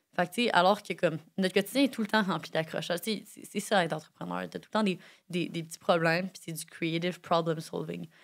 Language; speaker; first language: French; native; French